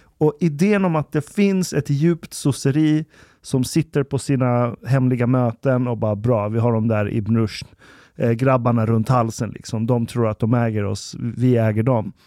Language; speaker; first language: Swedish; early bilingual, other home language; Persian